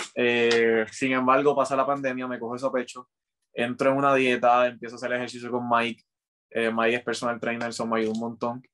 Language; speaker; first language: Spanish; native; Spanish